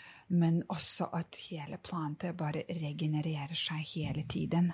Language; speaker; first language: Norwegian; non-native, fluent; Lithuanian